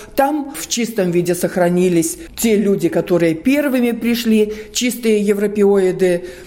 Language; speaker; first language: Russian; non-native, local second language; Latvian